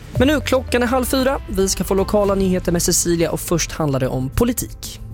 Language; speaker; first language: Swedish; native; Swedish